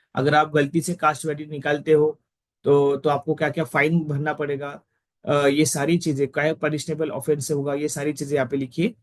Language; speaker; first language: Hindi; non-native, local second language; Marathi